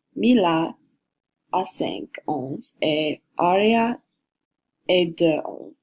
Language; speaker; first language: French; non-native, learner; English